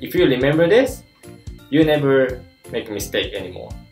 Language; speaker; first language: English; non-native, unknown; Japanese